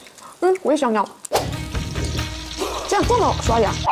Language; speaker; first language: Chinese; non-native, learner; Korean